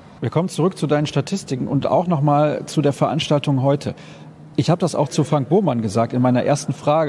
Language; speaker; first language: German; native; German